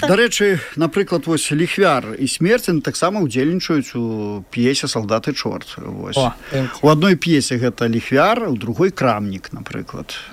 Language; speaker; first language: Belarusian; native; Belarusian